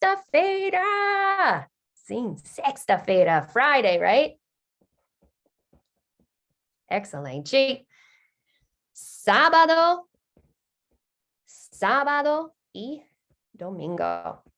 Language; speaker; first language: Portuguese; non-native, fluent; English